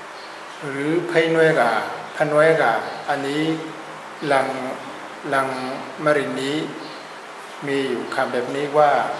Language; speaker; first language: Thai; non-native, fluent; Burmese